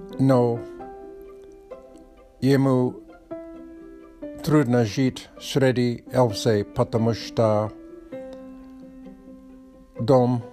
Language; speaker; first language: Russian; non-native, learner; Polish